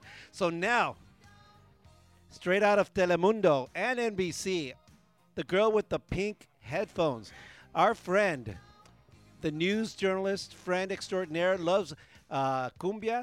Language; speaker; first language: English; early bilingual, other home language; Spanish